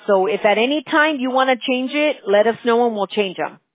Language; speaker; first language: English; early bilingual, other home language; Spanish